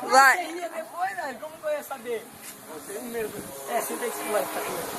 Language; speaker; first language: Portuguese; native; Portuguese